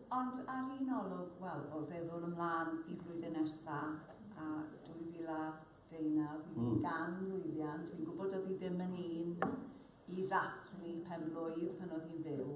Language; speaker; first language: Welsh; native; Welsh